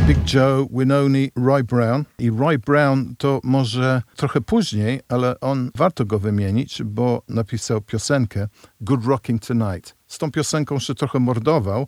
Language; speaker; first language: Polish; non-native, fluent; English